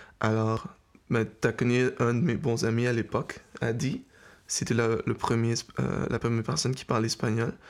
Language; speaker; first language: French; early bilingual, heritage; French